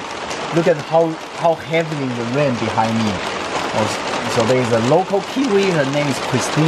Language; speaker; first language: English; non-native, fluent; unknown